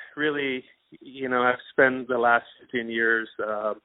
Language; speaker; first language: English; non-native, fluent; Persian